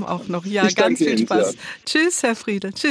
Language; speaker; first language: German; native; German